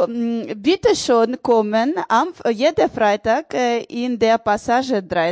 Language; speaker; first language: German; non-native, learner; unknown